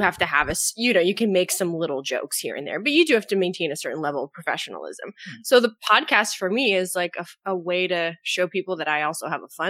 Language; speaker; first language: English; native; English